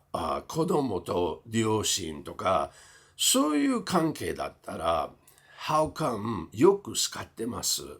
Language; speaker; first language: Japanese; non-native, fluent; English